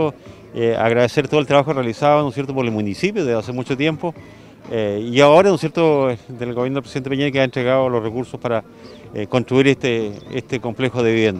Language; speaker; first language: Spanish; native; Spanish